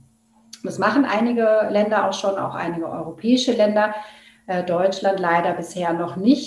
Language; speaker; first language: German; native; German